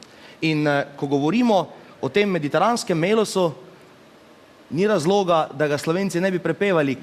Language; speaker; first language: Slovenian; native; Slovenian